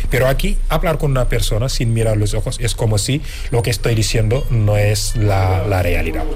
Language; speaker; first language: Spanish; non-native, fluent; Wolof